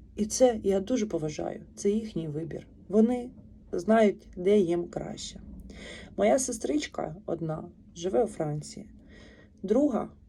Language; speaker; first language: Ukrainian; native; Ukrainian